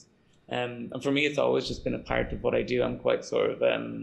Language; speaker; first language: English; native; English